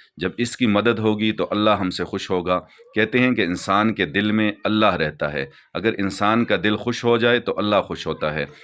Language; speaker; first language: Urdu; non-native, local second language; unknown